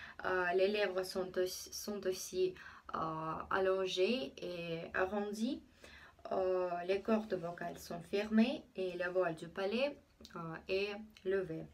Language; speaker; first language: French; non-native, fluent; Russian